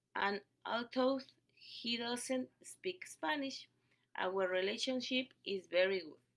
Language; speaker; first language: English; non-native, learner; Spanish